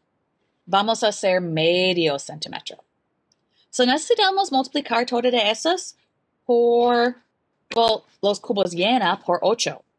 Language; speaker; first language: Spanish; non-native, learner; English